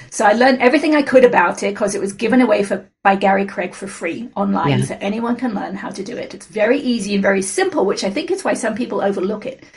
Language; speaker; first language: English; native; English